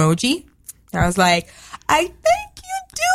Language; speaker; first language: English; non-native, fluent; Hebrew